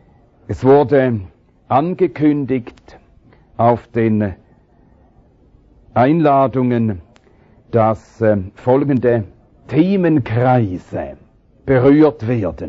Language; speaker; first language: German; native; German